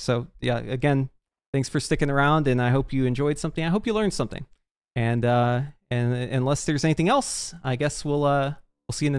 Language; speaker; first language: English; native; English